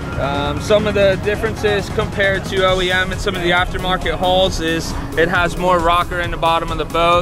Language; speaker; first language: English; native; English